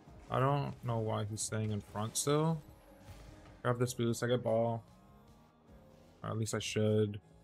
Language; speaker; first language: English; early bilingual, other home language; Spanish